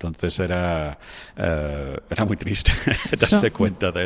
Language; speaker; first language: Spanish; non-native, fluent; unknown